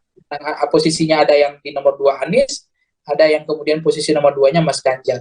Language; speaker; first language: Indonesian; native; Indonesian